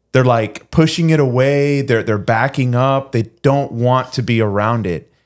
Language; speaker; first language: English; early bilingual, other home language; Spanish